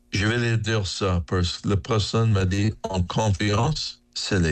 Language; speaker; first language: French; non-native, learner; English